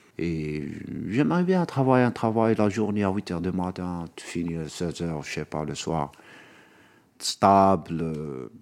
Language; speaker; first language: French; non-native, local second language; Arabic